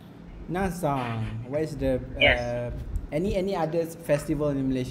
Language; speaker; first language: English; non-native, local second language; Malay